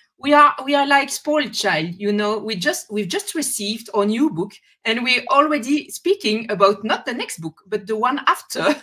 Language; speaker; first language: English; non-native, fluent; French